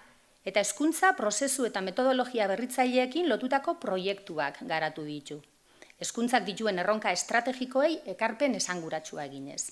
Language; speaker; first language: Basque; native; Basque